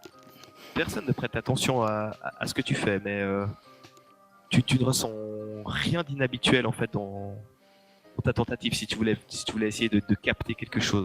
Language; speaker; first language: French; native; French